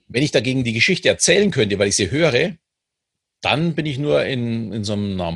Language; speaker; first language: German; native; German